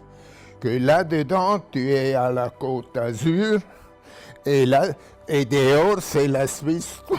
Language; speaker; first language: French; non-native, local second language; German